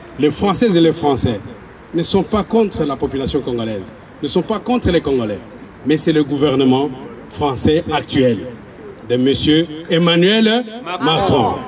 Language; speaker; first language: French; non-native, local second language; Lingala